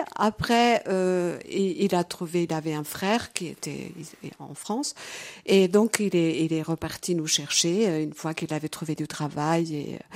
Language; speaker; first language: French; early bilingual, other home language; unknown